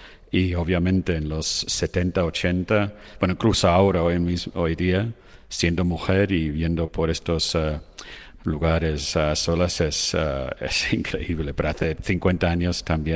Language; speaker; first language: Spanish; non-native, fluent; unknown